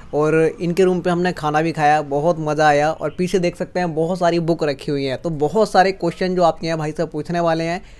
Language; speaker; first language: Hindi; native; Hindi